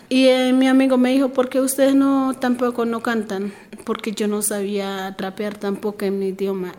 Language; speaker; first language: Spanish; non-native, local second language; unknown